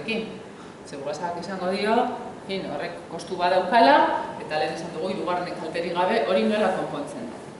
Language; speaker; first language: Basque; native; Basque